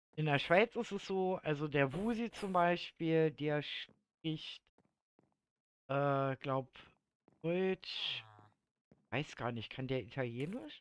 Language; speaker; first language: German; native; German